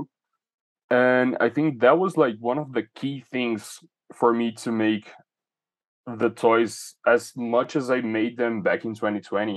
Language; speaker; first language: English; non-native, fluent; Portuguese